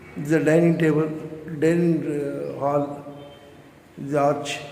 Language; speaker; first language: English; non-native, local second language; Telugu